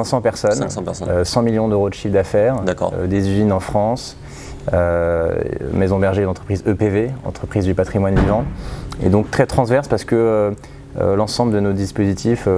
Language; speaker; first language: French; native; French